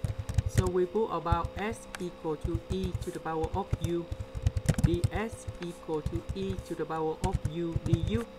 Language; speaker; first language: English; non-native, learner; Vietnamese